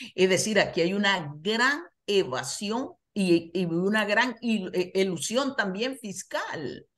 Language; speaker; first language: Spanish; native; Spanish